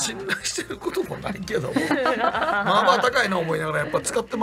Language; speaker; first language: Japanese; native; Japanese